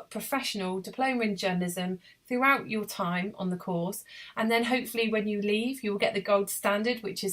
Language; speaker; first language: English; native; English